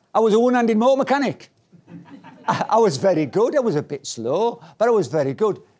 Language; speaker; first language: English; native; English